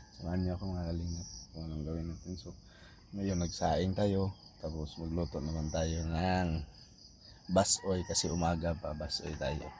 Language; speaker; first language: Filipino; non-native, local second language; Cebuano